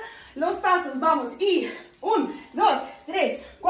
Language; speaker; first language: Spanish; non-native, learner; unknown